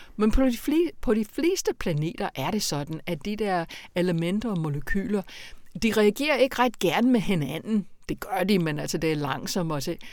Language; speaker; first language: Danish; non-native, fluent; English